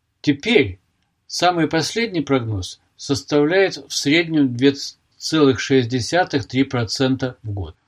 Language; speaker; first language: Russian; native; Russian